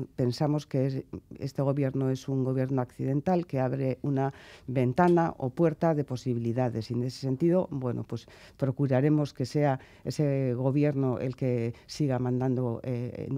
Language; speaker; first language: Spanish; native; Spanish